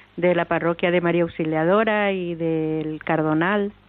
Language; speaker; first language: Spanish; native; Spanish